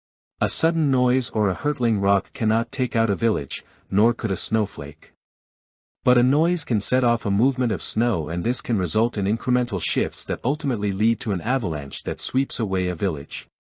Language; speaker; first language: English; native; English